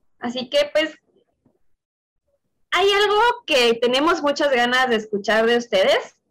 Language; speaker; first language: Spanish; native; Spanish